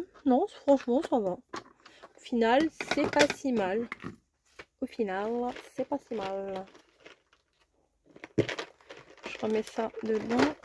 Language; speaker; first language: French; native; French